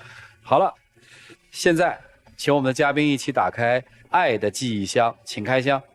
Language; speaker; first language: Chinese; native; Chinese